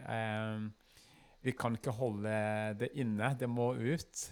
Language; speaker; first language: Norwegian; non-native, fluent; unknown